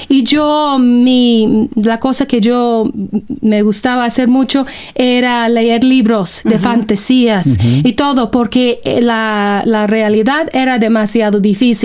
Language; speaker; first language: Spanish; non-native, fluent; English